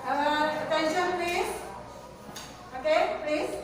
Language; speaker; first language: English; non-native, fluent; Indonesian